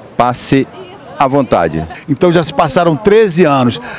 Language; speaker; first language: Portuguese; native; Portuguese